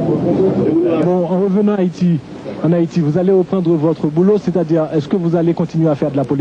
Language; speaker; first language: French; non-native, local second language; Haitian Creole